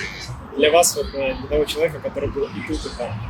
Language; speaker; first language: Russian; native; Russian